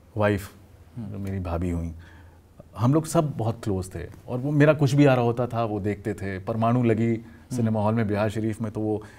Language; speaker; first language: Hindi; native; Hindi